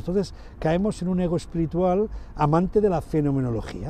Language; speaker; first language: Spanish; native; Spanish